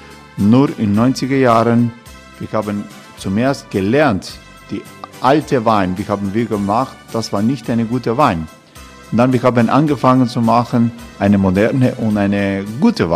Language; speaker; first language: German; non-native, learner; Croatian